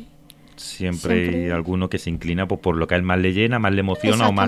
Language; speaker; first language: Spanish; native; Spanish